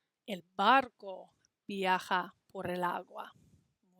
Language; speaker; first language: Spanish; non-native, fluent; English